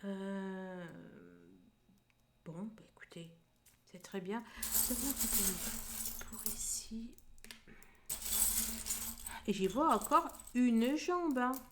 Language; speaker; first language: French; native; French